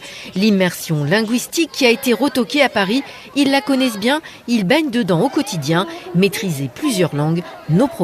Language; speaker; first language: French; native; French